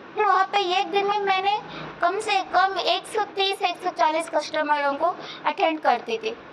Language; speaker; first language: Hindi; non-native, local second language; Kannada